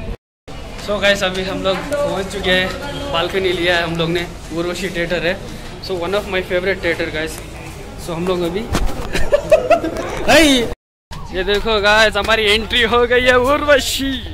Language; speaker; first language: Hindi; native; Hindi